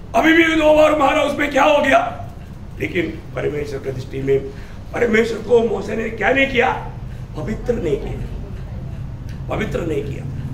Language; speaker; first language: Hindi; non-native, local second language; Malayalam